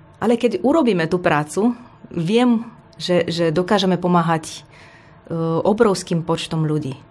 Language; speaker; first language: Slovak; non-native, fluent; Romanian